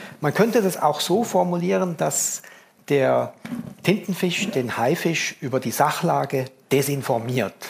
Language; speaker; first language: German; native; German